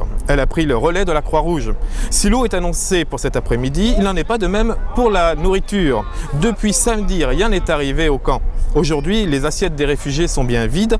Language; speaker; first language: French; native; French